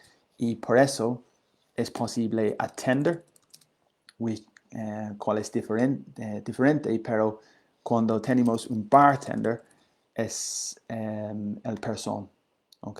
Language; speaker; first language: Spanish; non-native, learner; English